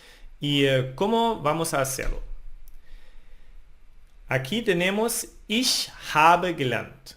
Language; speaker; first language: Spanish; non-native, fluent; German